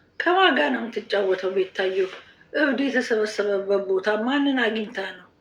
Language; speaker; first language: Amharic; native; Amharic